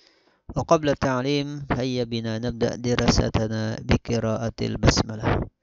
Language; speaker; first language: Arabic; non-native, fluent; Indonesian